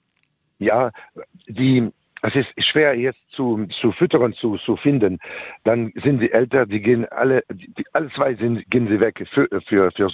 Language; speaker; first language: German; non-native, learner; French